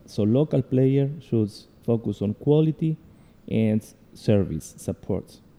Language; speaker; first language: English; non-native, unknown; Italian